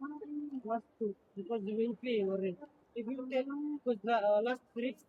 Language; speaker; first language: English; non-native, learner; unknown